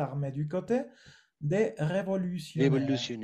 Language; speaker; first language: French; non-native, fluent; Spanish